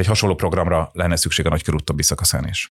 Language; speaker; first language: Hungarian; native; Hungarian